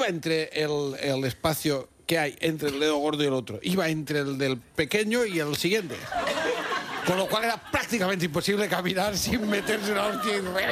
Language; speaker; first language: Spanish; native; Spanish